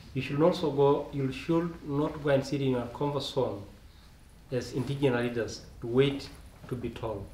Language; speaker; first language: English; non-native, local second language; Masai